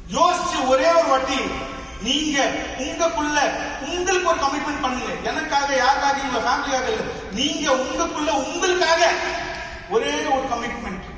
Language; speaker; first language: Tamil; non-native, local second language; Gujarati